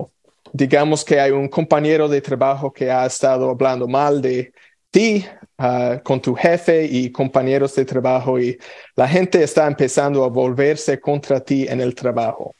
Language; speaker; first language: Spanish; non-native, fluent; English